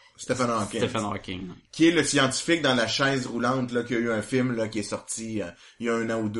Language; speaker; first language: French; native; French